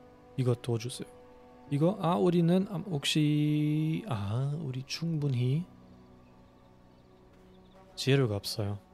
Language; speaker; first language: Korean; non-native, fluent; German